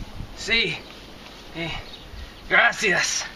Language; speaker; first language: Spanish; non-native, learner; English